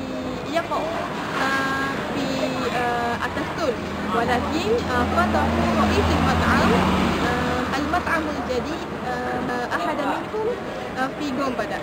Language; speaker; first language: Arabic; non-native, learner; Malay